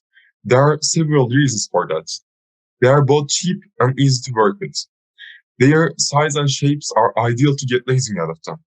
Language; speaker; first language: English; non-native, fluent; Turkish